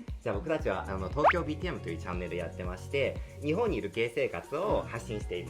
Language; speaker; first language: Japanese; non-native, fluent; Chinese